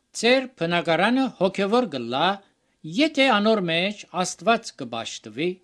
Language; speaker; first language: Armenian; native; Armenian